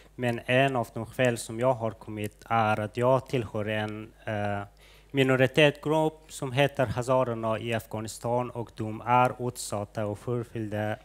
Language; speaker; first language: Swedish; non-native, fluent; Hazaragi